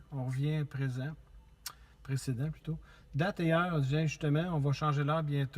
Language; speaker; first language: French; native; French